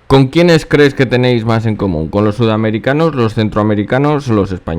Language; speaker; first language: Spanish; native; Spanish